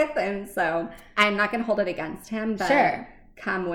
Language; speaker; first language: English; native; English